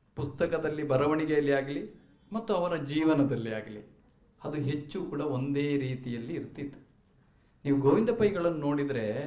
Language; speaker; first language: Kannada; non-native, local second language; Malayalam